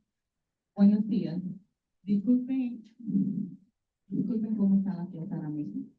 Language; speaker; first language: Spanish; early bilingual, heritage; Spanish